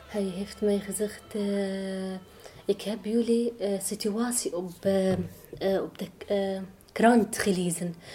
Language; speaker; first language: Dutch; non-native, learner; Arabic